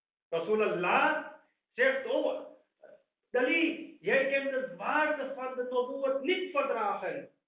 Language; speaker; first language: Dutch; non-native, fluent; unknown